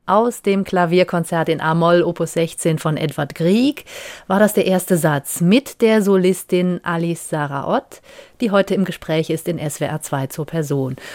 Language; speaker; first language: German; native; German